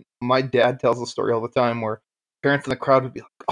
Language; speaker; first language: English; native; English